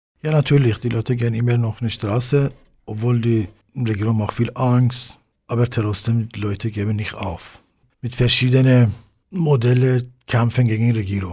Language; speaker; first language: German; non-native, learner; Persian